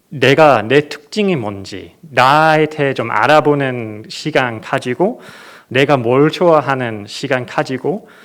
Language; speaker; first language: Korean; non-native, fluent; English